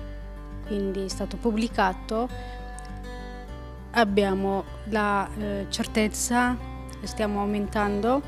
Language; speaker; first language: Italian; non-native, fluent; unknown